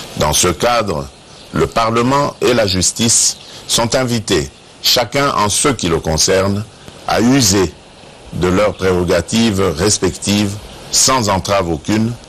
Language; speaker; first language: French; non-native, local second language; Luba-Lulua